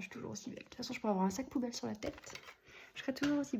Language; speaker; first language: French; native; French